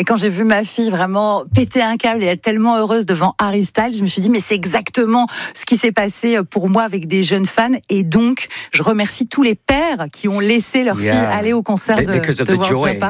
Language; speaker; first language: French; native; French